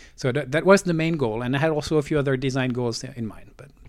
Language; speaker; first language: English; non-native, fluent; French